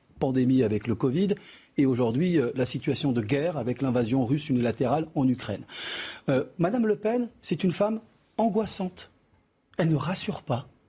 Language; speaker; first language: French; early bilingual, other home language; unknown